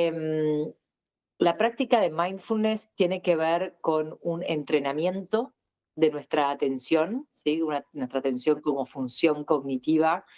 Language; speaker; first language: Spanish; native; Spanish